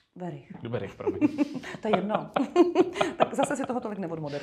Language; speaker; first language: Czech; native; Czech